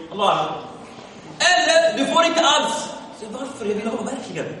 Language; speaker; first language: Swedish; early bilingual, other home language; Arabic